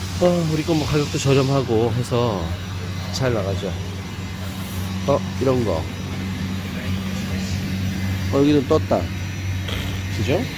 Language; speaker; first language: Korean; native; Korean